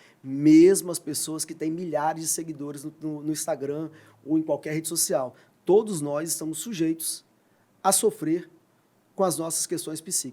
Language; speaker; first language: Portuguese; native; Portuguese